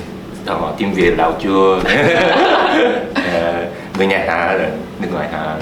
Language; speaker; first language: Vietnamese; non-native, fluent; Japanese